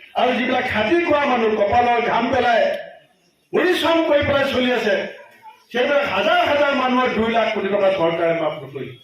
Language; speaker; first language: Assamese; native; Assamese